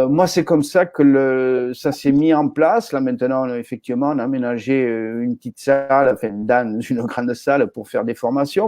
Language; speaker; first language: French; native; French